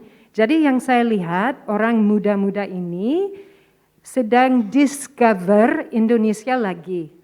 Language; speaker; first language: Indonesian; non-native, fluent; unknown